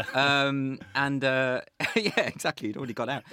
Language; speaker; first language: English; native; English